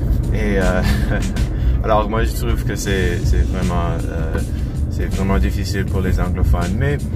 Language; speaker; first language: French; non-native, learner; English